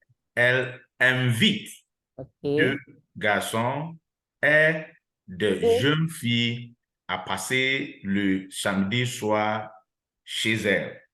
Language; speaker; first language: French; non-native, learner; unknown